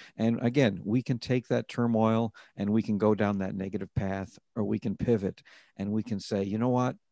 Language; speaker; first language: English; native; English